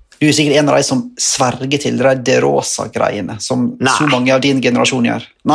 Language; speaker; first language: Norwegian; native; Norwegian